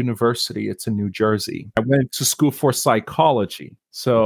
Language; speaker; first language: English; non-native, local second language; Yoruba